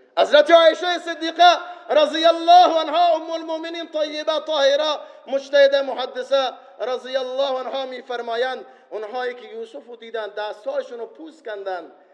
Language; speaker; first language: Persian; non-native, local second language; Baluchi